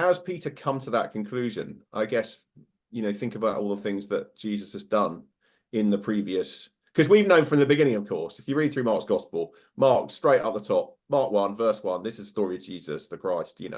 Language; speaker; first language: English; native; English